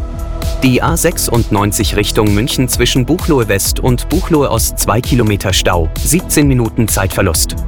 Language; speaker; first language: German; native; German